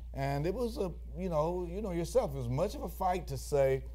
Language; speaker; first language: English; native; English